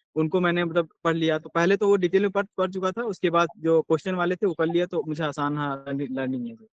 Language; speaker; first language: Hindi; native; Hindi